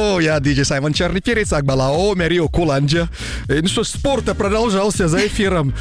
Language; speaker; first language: Russian; non-native, fluent; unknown